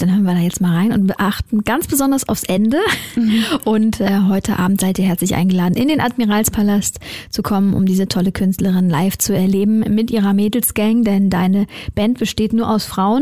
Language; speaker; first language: German; native; German